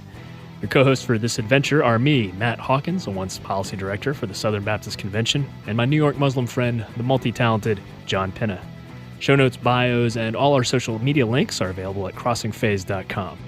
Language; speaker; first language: English; native; English